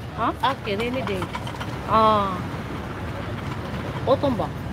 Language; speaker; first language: Japanese; non-native, fluent; Filipino